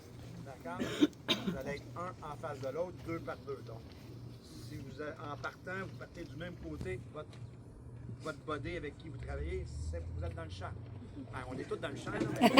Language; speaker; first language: French; native; French